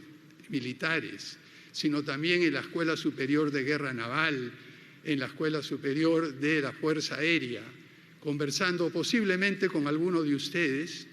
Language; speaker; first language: Spanish; native; Spanish